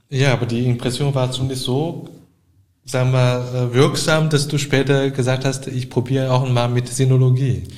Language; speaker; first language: German; non-native, fluent; Chinese